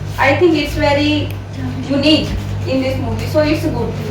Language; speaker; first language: English; non-native, learner; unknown